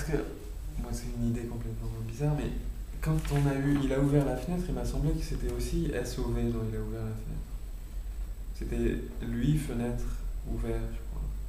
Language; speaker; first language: French; native; French